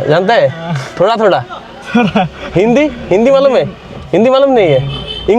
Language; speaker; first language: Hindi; non-native, learner; Bangla